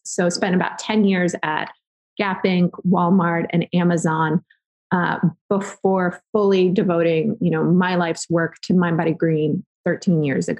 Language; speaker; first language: English; native; English